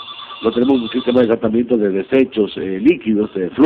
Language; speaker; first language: Spanish; native; Spanish